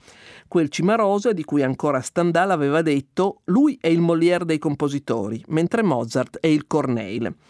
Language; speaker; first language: Italian; native; Italian